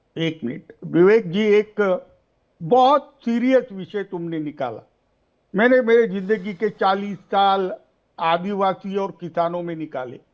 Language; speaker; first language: Hindi; non-native, local second language; Marathi